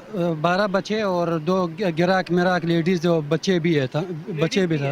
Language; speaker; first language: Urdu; non-native, local second language; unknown